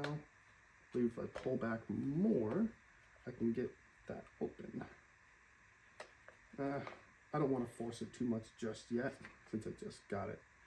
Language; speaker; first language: English; native; English